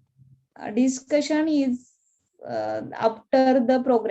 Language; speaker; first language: English; non-native, learner; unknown